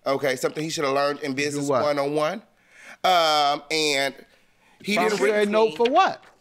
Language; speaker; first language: English; native; English